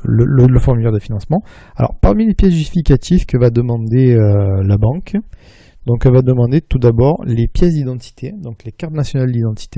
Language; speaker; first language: French; native; French